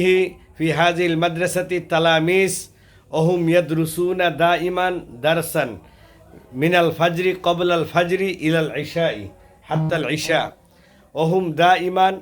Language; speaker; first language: Arabic; non-native, learner; Bangla